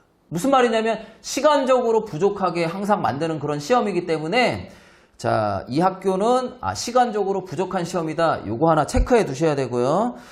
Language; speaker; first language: Korean; native; Korean